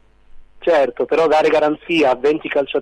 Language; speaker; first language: Italian; native; Italian